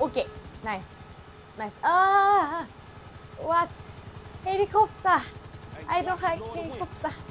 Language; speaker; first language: English; non-native, learner; Japanese